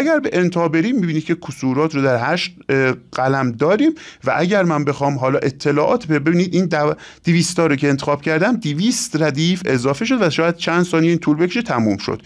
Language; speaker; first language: Persian; native; Persian